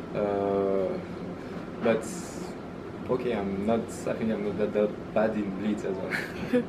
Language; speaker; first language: English; early bilingual, other home language; Malagasy